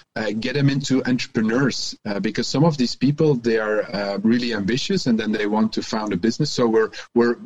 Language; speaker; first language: English; non-native, fluent; Dutch